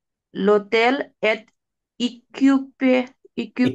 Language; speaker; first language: French; non-native, learner; Bangla